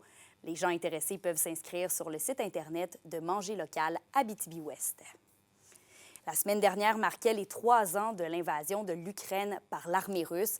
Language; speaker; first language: French; native; French